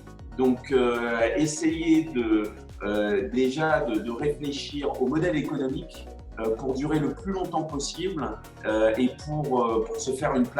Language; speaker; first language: French; native; French